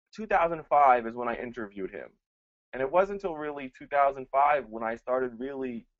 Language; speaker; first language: English; early bilingual, other home language; Spanish